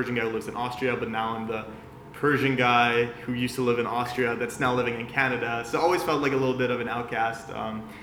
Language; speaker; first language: English; early bilingual, other home language; Persian